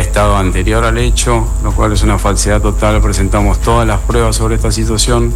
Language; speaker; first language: Spanish; native; Spanish